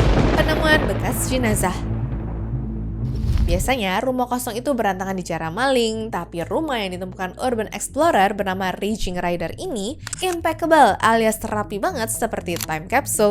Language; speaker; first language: Indonesian; native; Indonesian